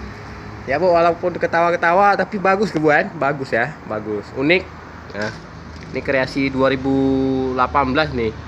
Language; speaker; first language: Indonesian; native; Indonesian